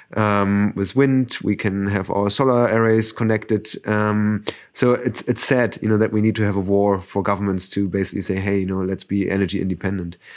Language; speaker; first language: English; non-native, fluent; German